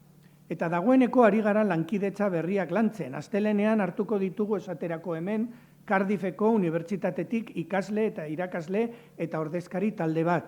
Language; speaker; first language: Basque; native; Basque